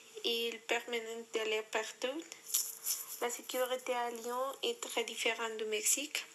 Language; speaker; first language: French; non-native, learner; Spanish